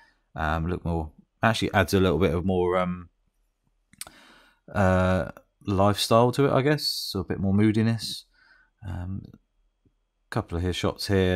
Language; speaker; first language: English; native; English